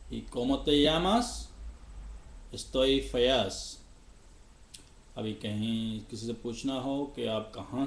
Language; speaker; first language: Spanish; non-native, learner; Urdu